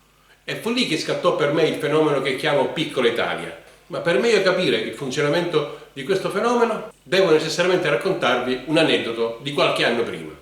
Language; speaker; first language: Italian; native; Italian